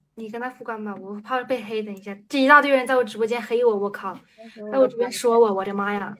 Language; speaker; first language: Chinese; native; Chinese